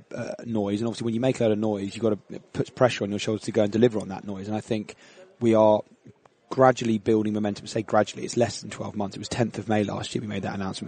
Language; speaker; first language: English; native; English